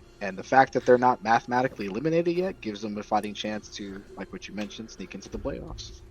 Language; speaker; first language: English; native; English